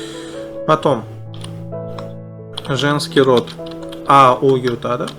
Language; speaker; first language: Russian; non-native, fluent; Uzbek